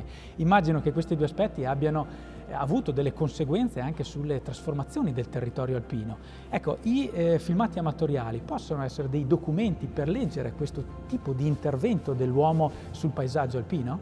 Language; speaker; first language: Italian; native; Italian